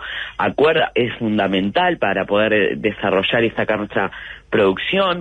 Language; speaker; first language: Spanish; native; Spanish